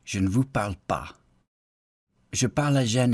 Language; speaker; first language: French; non-native, fluent; English